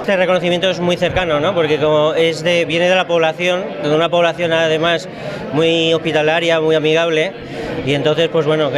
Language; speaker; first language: Spanish; native; Spanish